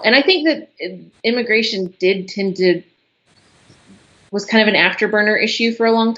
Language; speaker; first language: English; native; English